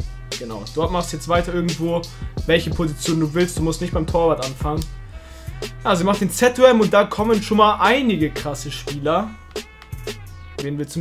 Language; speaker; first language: German; early bilingual, other home language; Turkish